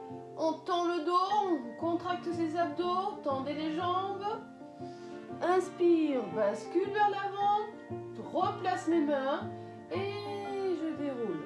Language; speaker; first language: French; native; French